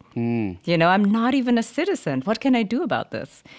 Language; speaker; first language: English; early bilingual, other home language; German